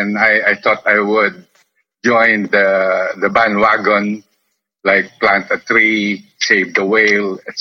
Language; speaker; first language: English; non-native, local second language; Filipino